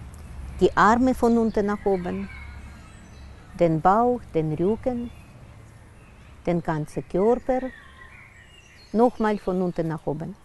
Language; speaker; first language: German; non-native, learner; Russian